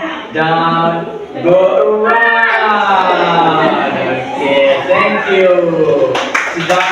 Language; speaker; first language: English; non-native, learner; Indonesian